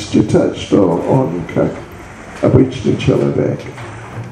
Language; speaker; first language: Russian; non-native, learner; English